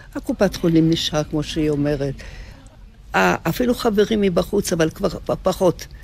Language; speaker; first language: Hebrew; early bilingual, other home language; Russian